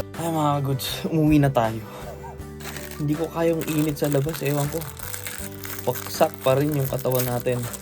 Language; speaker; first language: Filipino; native; Filipino